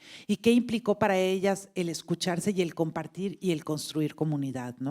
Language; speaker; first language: Spanish; native; Spanish